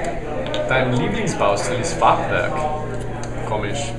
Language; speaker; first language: German; non-native, learner; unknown